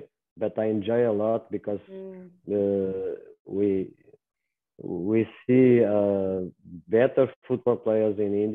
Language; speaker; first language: English; non-native, learner; Portuguese